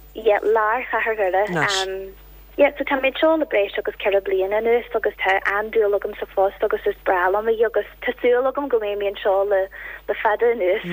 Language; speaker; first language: Irish; non-native, local second language; English